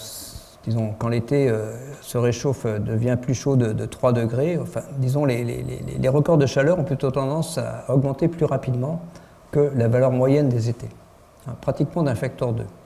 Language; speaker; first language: French; native; French